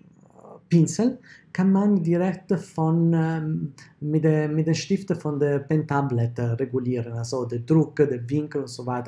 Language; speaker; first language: German; non-native, fluent; Italian